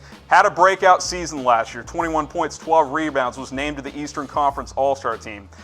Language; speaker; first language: English; native; English